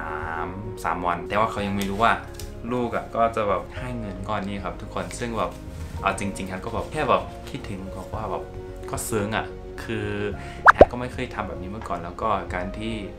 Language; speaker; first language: Thai; non-native, fluent; English